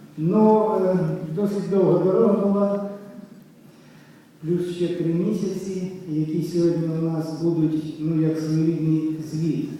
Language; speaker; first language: Ukrainian; native; Ukrainian